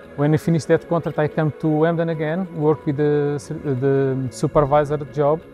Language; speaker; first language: English; non-native, learner; Portuguese